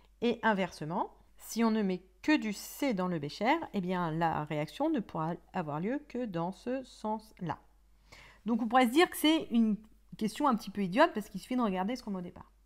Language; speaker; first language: French; native; French